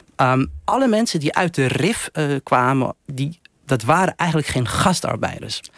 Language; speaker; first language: Dutch; native; Dutch